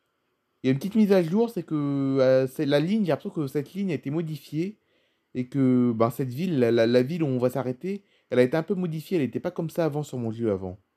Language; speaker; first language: French; native; French